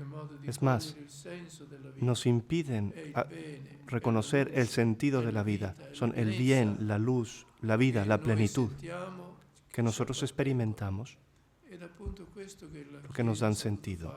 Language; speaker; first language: Spanish; non-native, fluent; Italian